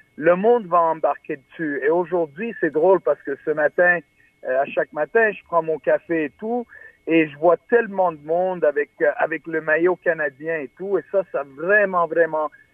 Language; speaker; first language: French; native; French